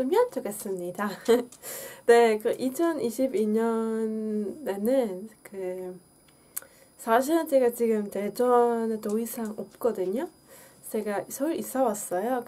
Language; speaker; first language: Korean; non-native, fluent; Dutch